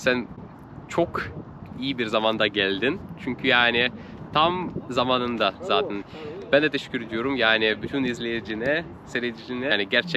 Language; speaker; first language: Turkish; non-native, fluent; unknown